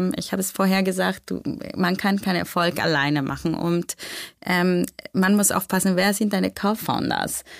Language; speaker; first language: German; non-native, fluent; Spanish